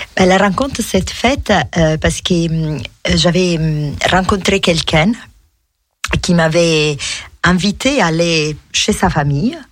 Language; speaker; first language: French; non-native, fluent; Italian